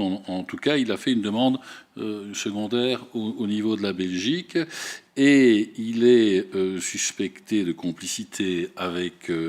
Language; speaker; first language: French; native; French